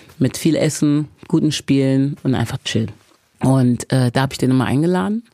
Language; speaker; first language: German; early bilingual, other home language; English